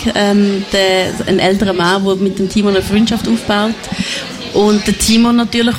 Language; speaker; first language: German; native; German